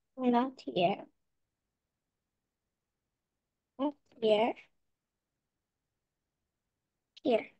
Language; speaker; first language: English; non-native, learner; Korean